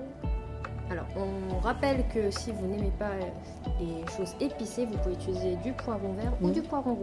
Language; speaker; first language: French; native; French